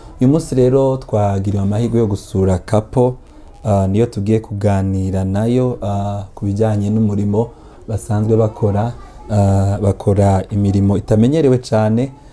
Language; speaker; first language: Kinyarwanda; native; Kinyarwanda